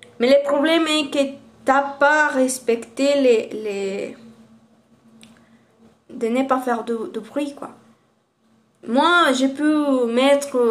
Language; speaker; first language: French; non-native, learner; Spanish